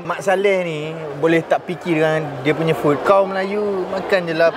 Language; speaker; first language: Malay; native; Malay